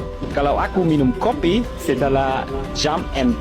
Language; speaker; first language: Indonesian; non-native, fluent; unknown